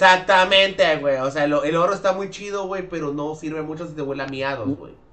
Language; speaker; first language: Spanish; native; Spanish